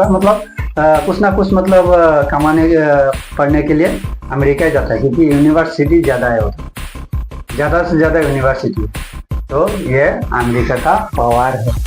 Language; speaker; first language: Hindi; non-native, local second language; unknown